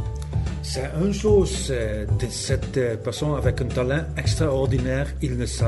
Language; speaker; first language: French; non-native, learner; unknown